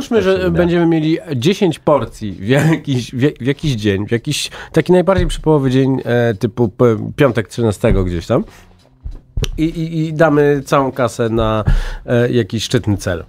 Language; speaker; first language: Polish; native; Polish